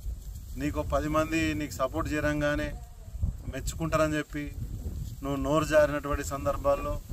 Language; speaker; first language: Telugu; native; Telugu